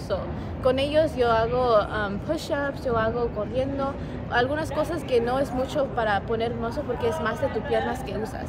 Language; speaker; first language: Spanish; early bilingual, heritage; Spanish